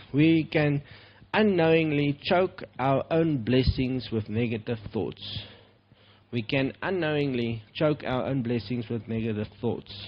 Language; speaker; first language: English; non-native, local second language; Afrikaans